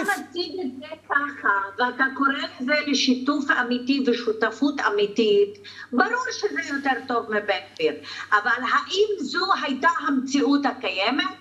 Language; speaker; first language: Hebrew; non-native, local second language; Arabic